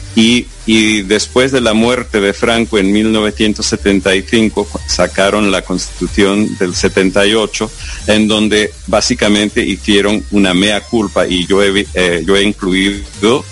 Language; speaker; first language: Spanish; non-native, fluent; English